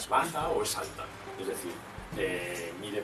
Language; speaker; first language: Spanish; native; Spanish